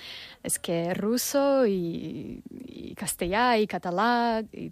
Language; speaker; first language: Catalan; non-native, learner; Russian